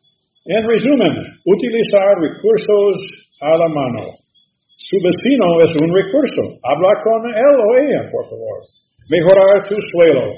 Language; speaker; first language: Spanish; non-native, learner; English